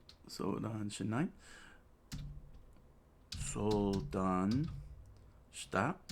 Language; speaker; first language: Japanese; non-native, learner; English